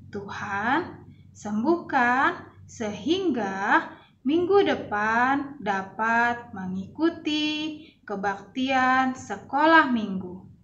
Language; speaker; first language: Indonesian; native; Indonesian